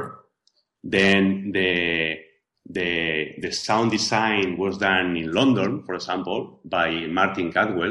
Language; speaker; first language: English; non-native, fluent; Spanish